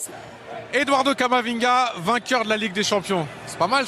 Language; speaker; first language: French; native; French